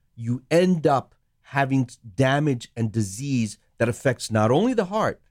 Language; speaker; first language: English; non-native, local second language; Sinhala